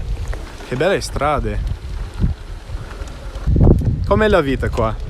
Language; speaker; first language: Italian; non-native, fluent; English